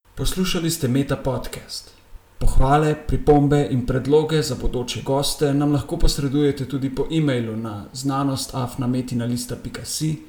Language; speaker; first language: Slovenian; native; Slovenian